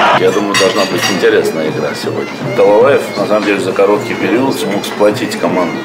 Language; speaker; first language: Russian; non-native, local second language; Armenian